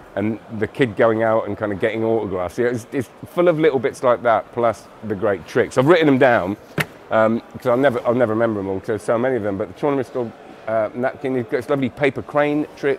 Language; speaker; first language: English; native; English